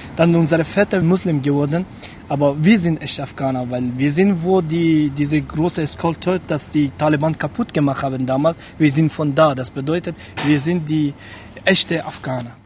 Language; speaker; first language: German; non-native, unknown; Persian